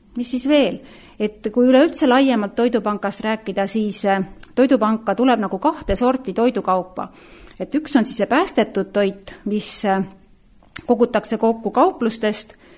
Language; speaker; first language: Estonian; native; Estonian